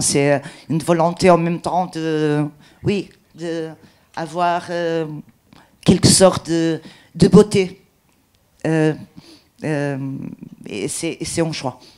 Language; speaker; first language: French; non-native, learner; Portuguese